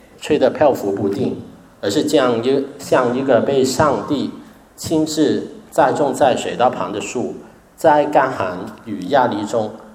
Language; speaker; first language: Chinese; non-native, local second language; Cantonese